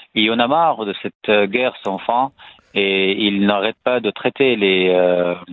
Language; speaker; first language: French; non-native, fluent; Arabic